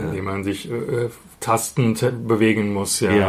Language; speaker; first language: German; native; German